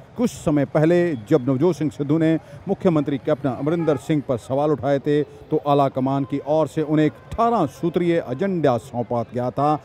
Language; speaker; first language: Hindi; non-native, local second language; Punjabi